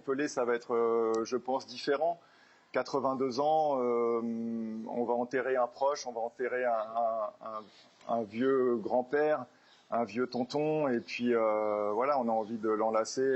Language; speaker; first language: French; native; French